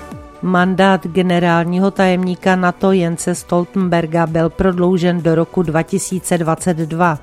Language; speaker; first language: Czech; native; Czech